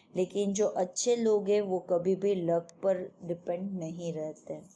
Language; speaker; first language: Hindi; non-native, local second language; Gujarati